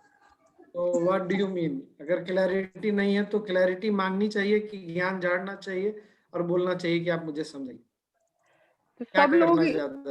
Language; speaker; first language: Hindi; native; Hindi